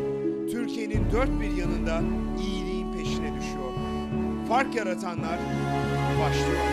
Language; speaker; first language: Turkish; native; Turkish